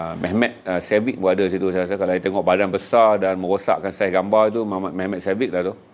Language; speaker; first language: Malay; native; Malay